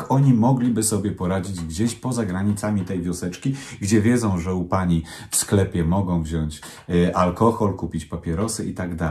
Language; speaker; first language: Polish; native; Polish